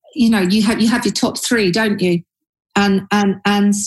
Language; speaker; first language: English; native; English